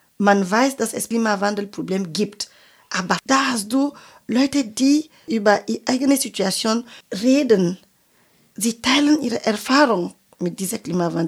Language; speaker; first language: German; non-native, fluent; French